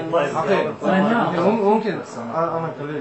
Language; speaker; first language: Arabic; non-native, learner; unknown